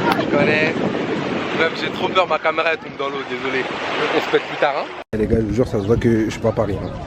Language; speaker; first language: French; native; French